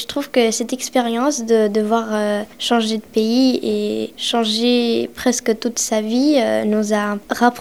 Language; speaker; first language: French; early bilingual, other home language; Romanian